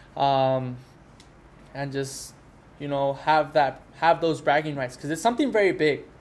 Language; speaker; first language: English; early bilingual, other home language; Spanish